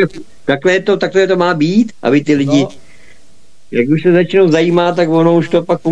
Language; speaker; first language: Czech; native; Czech